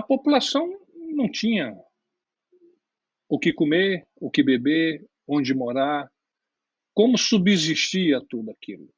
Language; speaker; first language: Portuguese; native; Portuguese